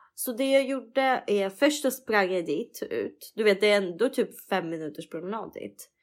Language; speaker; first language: Swedish; early bilingual, other home language; Russian